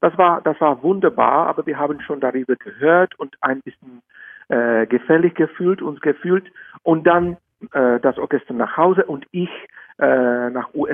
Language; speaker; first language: German; non-native, fluent; Czech